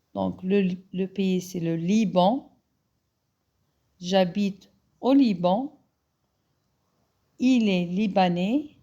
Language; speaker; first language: French; non-native, fluent; Arabic